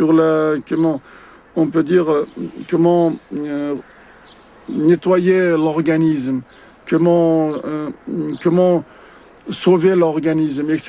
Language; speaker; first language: French; non-native, learner; Uzbek